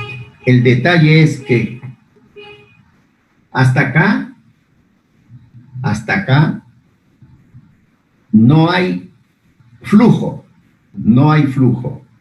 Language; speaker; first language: Spanish; native; Spanish